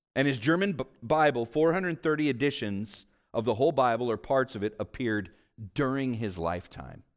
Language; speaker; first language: English; native; English